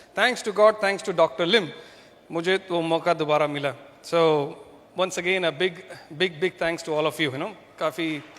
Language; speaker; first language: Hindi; non-native, local second language; Malayalam